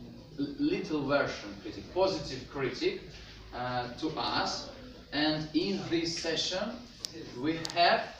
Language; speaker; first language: English; non-native, learner; Russian